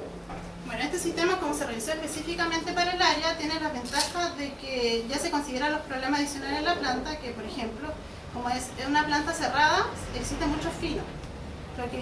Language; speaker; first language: Spanish; native; Spanish